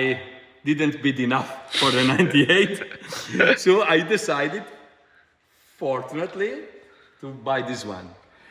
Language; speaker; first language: English; non-native, fluent; Italian